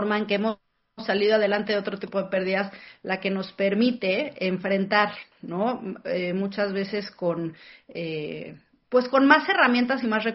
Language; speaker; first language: Spanish; native; Spanish